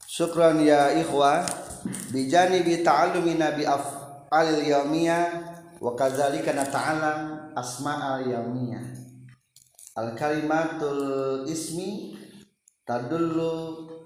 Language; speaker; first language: Arabic; non-native, fluent; Indonesian